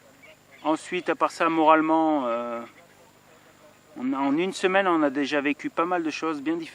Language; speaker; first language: French; native; French